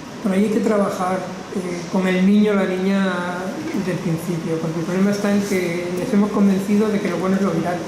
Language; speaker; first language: Spanish; native; Spanish